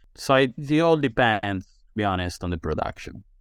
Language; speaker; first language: English; non-native, fluent; Italian